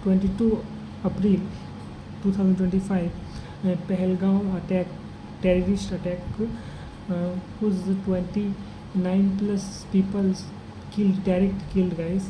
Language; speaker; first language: English; non-native, learner; Hindi